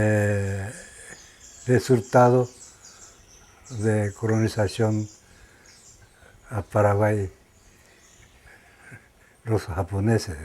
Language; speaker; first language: Spanish; non-native, learner; Japanese